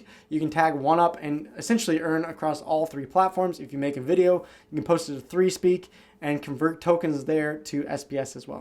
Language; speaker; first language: English; native; English